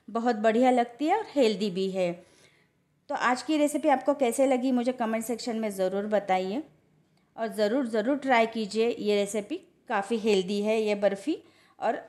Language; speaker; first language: Hindi; non-native, local second language; Marathi